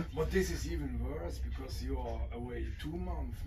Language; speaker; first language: English; non-native, learner; German